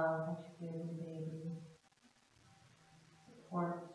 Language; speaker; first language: English; native; English